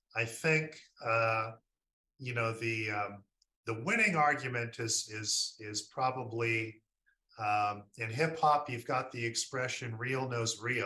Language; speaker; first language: English; native; English